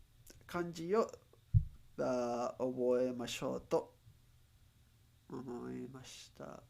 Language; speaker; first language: Japanese; non-native, learner; Spanish